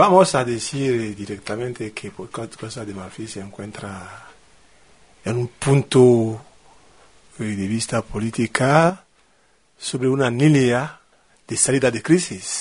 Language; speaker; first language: Spanish; non-native, fluent; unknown